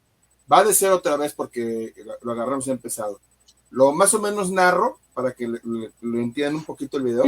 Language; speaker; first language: Spanish; native; Spanish